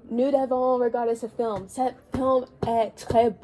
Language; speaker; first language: French; non-native, learner; English